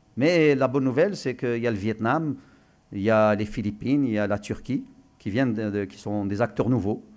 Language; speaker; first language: French; non-native, local second language; Arabic